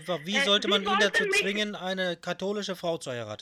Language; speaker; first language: German; native; German